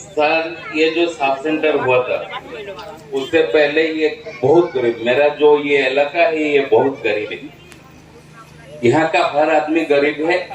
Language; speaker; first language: Hindi; non-native, local second language; Bangla